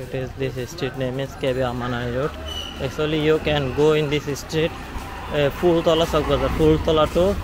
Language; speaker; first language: English; non-native, learner; Bangla